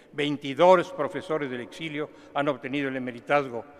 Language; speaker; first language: Spanish; native; Spanish